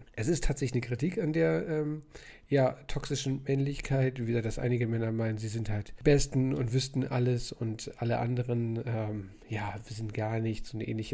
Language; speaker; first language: German; native; German